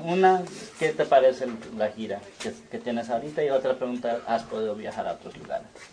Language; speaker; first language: Spanish; native; Spanish